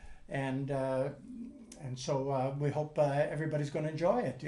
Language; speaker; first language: English; native; English